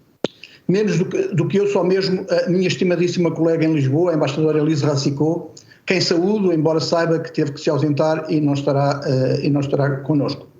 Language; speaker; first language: Portuguese; native; Portuguese